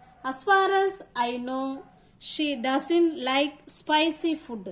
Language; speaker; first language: English; non-native, local second language; Tamil